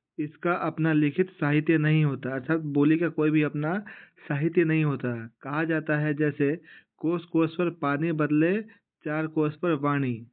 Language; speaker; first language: Hindi; native; Hindi